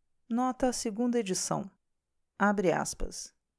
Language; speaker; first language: Portuguese; native; Portuguese